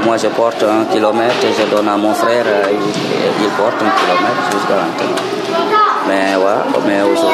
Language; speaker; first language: French; non-native, local second language; Fula